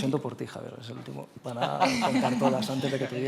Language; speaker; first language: Spanish; native; Spanish